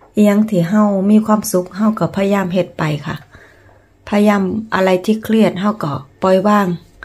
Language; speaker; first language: Thai; native; Thai